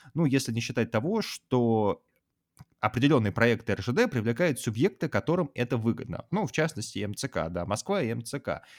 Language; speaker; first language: Russian; native; Russian